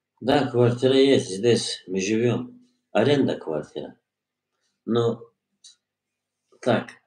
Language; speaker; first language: Russian; non-native, learner; Turkish